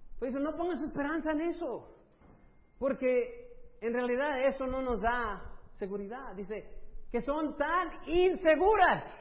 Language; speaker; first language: Spanish; early bilingual, other home language; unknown